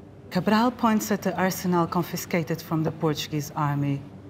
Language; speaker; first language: English; non-native, fluent; Portuguese